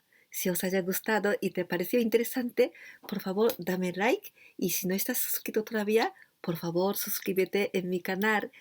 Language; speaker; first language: Spanish; non-native, fluent; Japanese